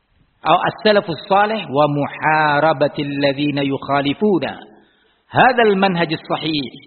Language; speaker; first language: Arabic; non-native, fluent; Indonesian